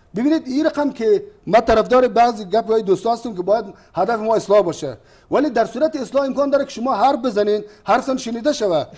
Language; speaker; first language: Persian; native; Persian